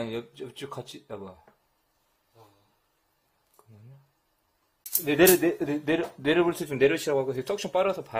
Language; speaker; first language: Korean; native; Korean